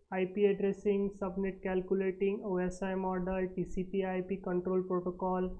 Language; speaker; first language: English; non-native, local second language; Marathi